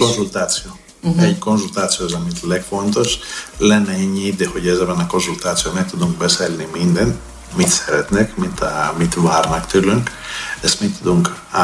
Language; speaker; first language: Hungarian; non-native, learner; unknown